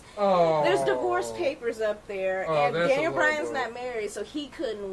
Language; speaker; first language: English; native; English